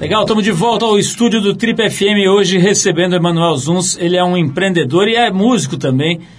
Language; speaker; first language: Portuguese; native; Portuguese